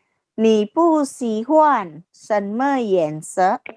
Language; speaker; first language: Chinese; non-native, fluent; Indonesian